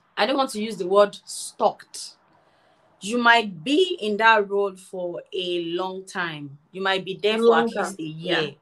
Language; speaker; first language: English; non-native, local second language; Yoruba